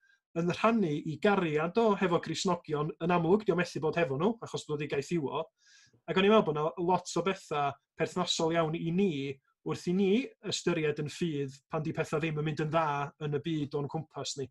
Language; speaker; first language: Welsh; native; Welsh